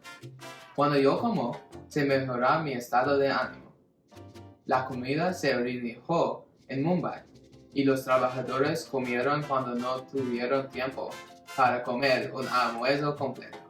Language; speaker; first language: Spanish; non-native, learner; English